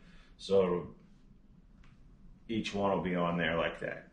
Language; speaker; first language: English; native; English